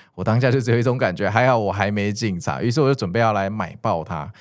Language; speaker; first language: Chinese; native; Chinese